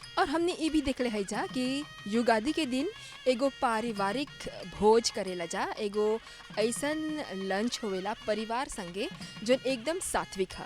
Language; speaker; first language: Bhojpuri; native; Bhojpuri